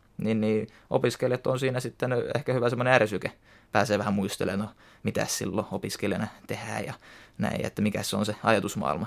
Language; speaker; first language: Finnish; native; Finnish